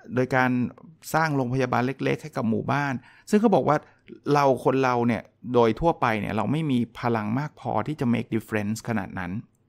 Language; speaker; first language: Thai; native; Thai